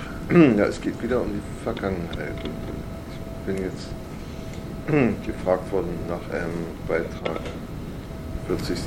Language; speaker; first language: German; native; German